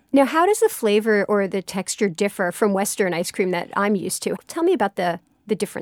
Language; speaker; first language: English; native; English